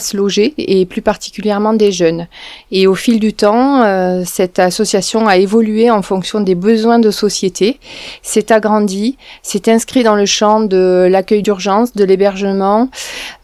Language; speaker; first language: French; native; French